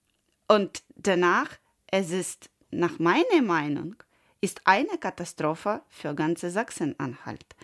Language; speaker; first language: German; non-native, learner; Ukrainian